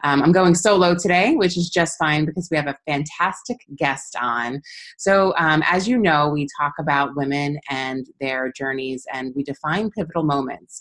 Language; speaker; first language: English; native; English